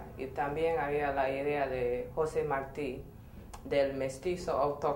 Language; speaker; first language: Spanish; non-native, fluent; English